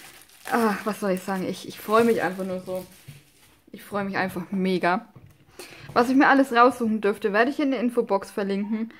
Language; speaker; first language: German; non-native, fluent; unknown